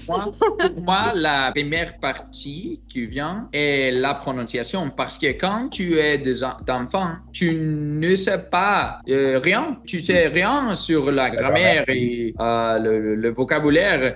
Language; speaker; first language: French; non-native, learner; Greek